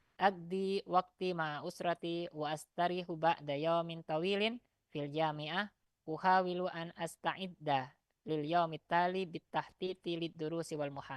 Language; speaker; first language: Arabic; non-native, fluent; Indonesian